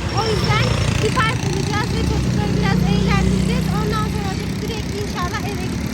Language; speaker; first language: Turkish; non-native, fluent; Urdu